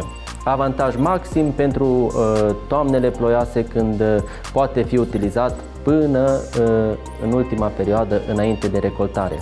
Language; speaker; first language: Romanian; native; Romanian